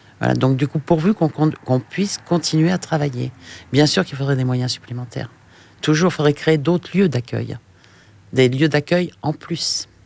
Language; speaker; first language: French; native; French